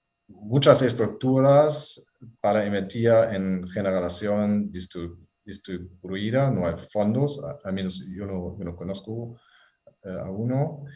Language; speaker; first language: Spanish; non-native, fluent; German